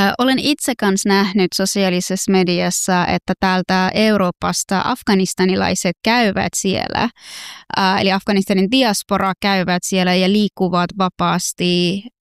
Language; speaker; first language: Finnish; non-native, fluent; Persian